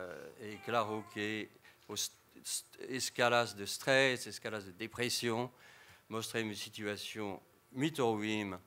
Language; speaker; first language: Portuguese; non-native, fluent; French